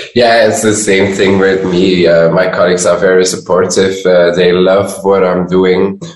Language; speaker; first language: English; non-native, fluent; Dutch